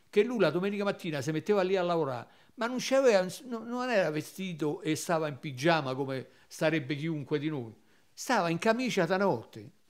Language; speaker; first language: Italian; native; Italian